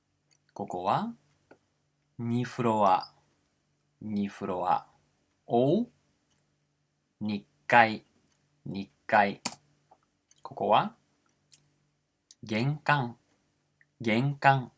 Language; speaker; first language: Japanese; non-native, fluent; Portuguese